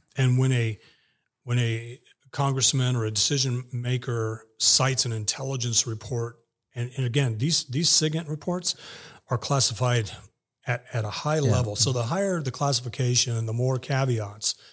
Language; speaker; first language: English; native; English